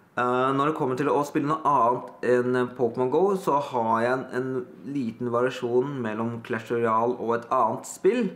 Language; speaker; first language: Norwegian; early bilingual, other home language; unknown